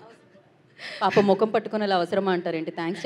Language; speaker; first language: Telugu; native; Telugu